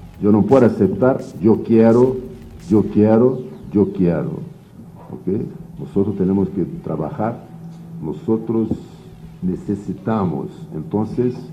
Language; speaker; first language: Spanish; non-native, learner; Portuguese